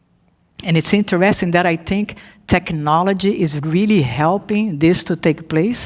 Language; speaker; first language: English; non-native, fluent; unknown